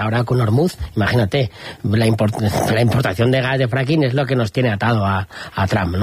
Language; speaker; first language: Spanish; native; Spanish